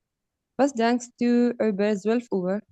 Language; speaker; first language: German; non-native, learner; Urdu